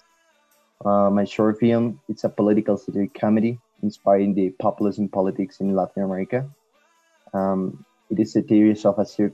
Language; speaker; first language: English; non-native, learner; Spanish